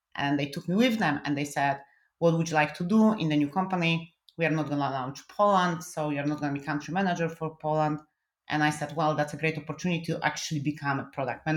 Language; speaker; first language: English; non-native, fluent; Polish